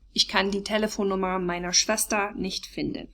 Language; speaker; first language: German; non-native, fluent; English